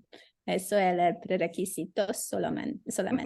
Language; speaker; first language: Spanish; non-native, fluent; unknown